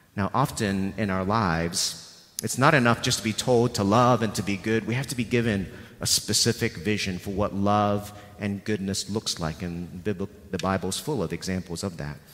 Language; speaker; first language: English; non-native, local second language; Cantonese